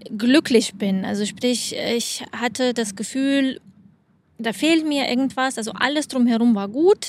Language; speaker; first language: German; non-native, fluent; Lithuanian